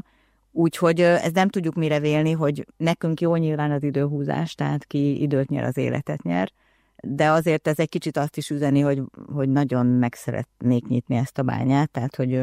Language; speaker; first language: Hungarian; native; Hungarian